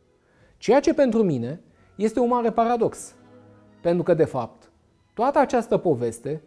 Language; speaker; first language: Romanian; native; Romanian